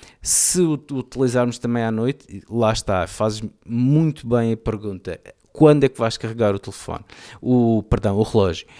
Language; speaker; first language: Portuguese; native; Portuguese